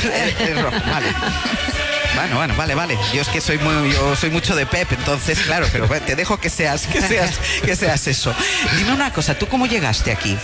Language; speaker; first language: Spanish; native; Spanish